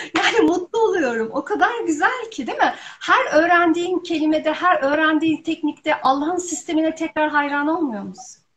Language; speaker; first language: Turkish; early bilingual, heritage; Turkish